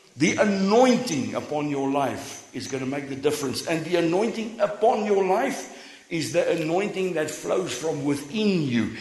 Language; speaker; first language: English; non-native, local second language; Afrikaans